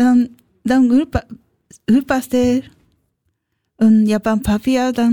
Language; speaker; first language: German; non-native, learner; Japanese